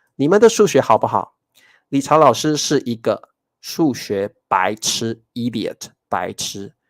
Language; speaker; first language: Chinese; native; Chinese